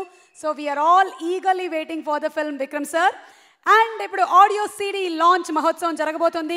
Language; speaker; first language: Telugu; native; Telugu